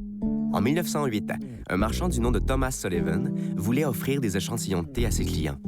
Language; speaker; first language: French; native; French